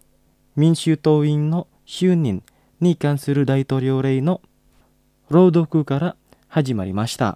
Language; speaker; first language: Japanese; non-native, fluent; Indonesian